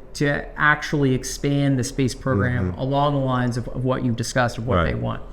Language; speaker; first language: English; native; English